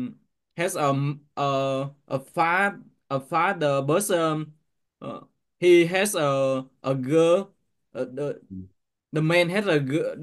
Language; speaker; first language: English; non-native, learner; Vietnamese